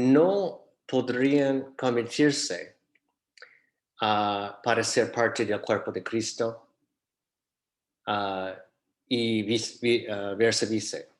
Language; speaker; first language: Spanish; non-native, fluent; English